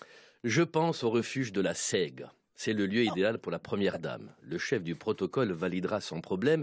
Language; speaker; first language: French; native; French